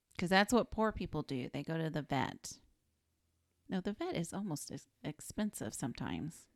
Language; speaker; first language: English; native; English